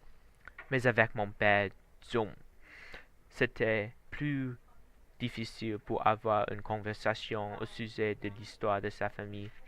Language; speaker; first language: French; non-native, learner; Vietnamese